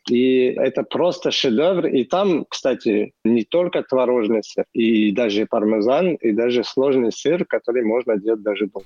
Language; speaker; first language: Russian; non-native, fluent; French